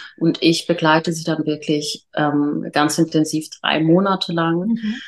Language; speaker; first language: German; early bilingual, other home language; Arabic